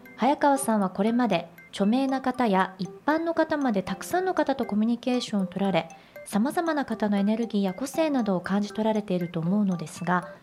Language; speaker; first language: Japanese; native; Japanese